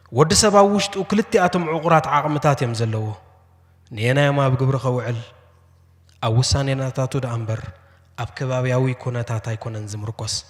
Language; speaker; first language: Tigrinya; native; Tigrinya